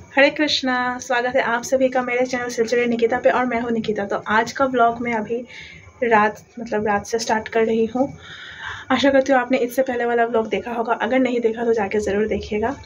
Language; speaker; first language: Hindi; non-native, local second language; Bangla